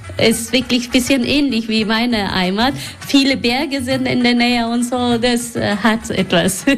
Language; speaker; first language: German; non-native, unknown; Persian